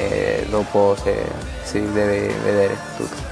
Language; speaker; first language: Italian; non-native, fluent; Spanish